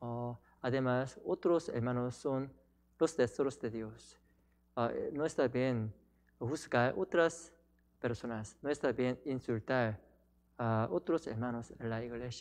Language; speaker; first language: Spanish; non-native, learner; Korean